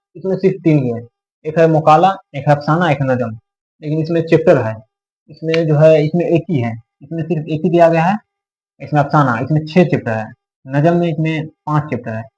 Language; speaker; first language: Hindi; native; Hindi